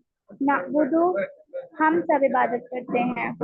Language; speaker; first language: Hindi; non-native, learner; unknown